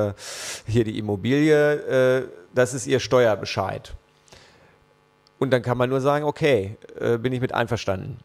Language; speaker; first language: German; native; German